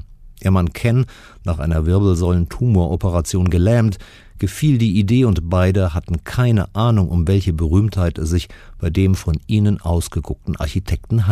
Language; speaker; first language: German; native; German